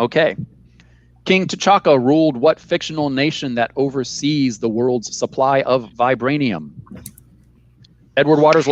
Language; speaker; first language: English; native; English